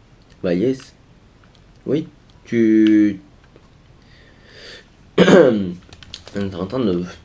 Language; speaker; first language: French; native; French